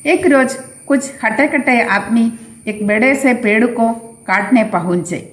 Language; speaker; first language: Hindi; non-native, local second language; Malayalam